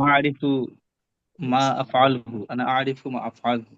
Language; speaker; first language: Arabic; non-native, learner; Bangla